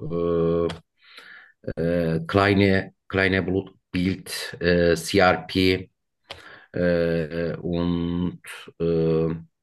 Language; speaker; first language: German; non-native, learner; Turkish